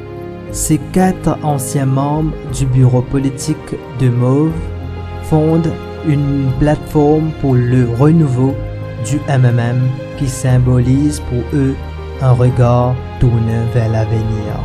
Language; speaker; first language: French; non-native, local second language; Morisyen